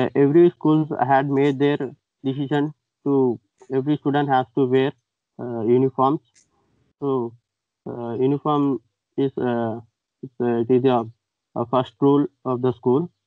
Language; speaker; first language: English; non-native, local second language; Telugu